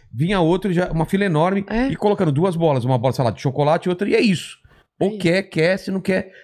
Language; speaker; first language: Portuguese; native; Portuguese